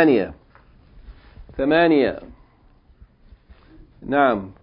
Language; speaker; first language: Arabic; non-native, fluent; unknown